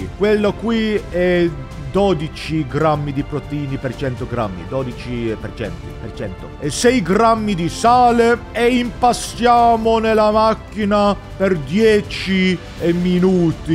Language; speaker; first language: Italian; non-native, learner; English